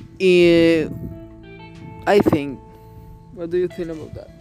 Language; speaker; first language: English; non-native, learner; Spanish